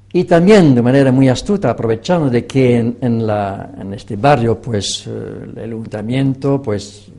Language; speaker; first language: Spanish; non-native, fluent; French